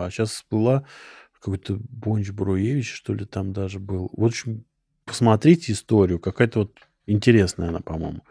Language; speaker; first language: Russian; native; Russian